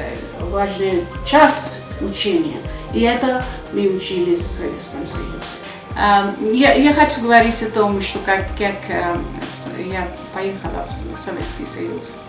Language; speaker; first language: Russian; non-native, fluent; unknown